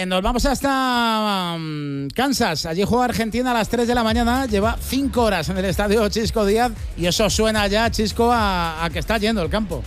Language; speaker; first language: Spanish; native; Spanish